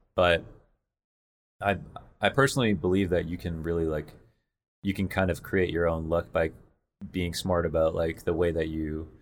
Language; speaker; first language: English; native; English